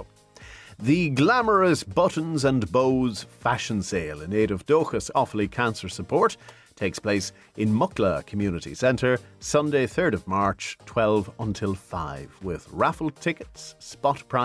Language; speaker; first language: English; native; English